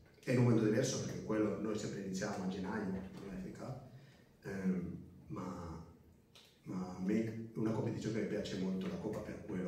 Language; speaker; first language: Italian; non-native, fluent; Spanish